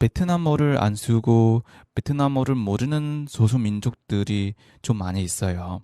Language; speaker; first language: Korean; non-native, fluent; Vietnamese